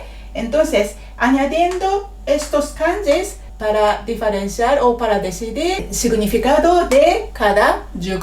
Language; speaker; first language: Spanish; non-native, fluent; Japanese